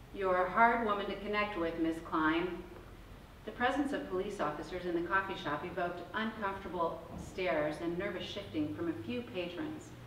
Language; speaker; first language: English; native; English